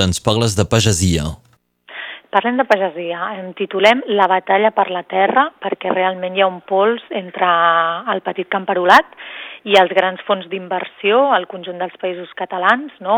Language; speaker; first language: Catalan; native; Catalan